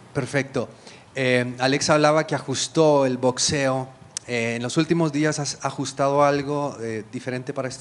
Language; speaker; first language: Spanish; native; Spanish